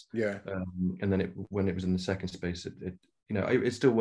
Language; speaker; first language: English; native; English